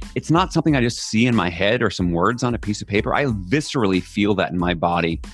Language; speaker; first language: English; native; English